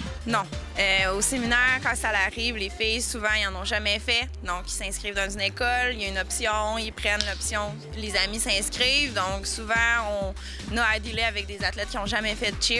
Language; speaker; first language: French; native; French